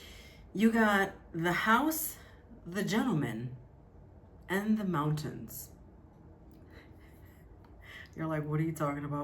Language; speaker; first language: English; native; English